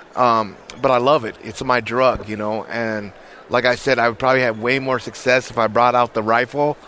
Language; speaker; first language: English; native; English